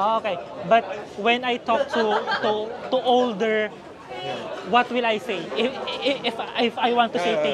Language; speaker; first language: English; non-native, learner; Filipino